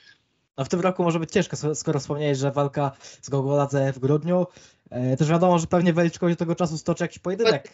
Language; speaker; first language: Polish; native; Polish